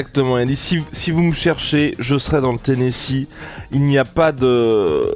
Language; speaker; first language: French; native; French